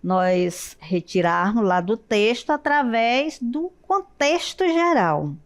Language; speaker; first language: Portuguese; native; Portuguese